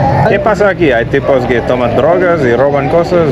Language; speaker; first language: Spanish; non-native, fluent; English